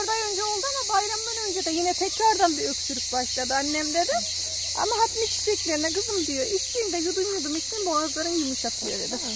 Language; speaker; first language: Turkish; native; Turkish